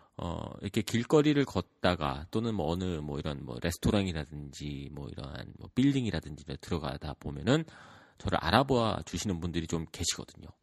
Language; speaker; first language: Korean; early bilingual, heritage; Korean